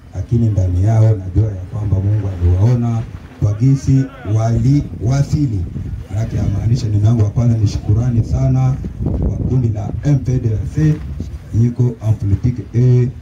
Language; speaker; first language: Swahili; native; Swahili